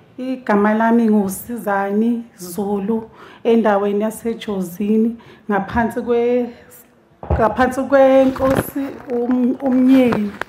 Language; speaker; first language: Zulu; native; Zulu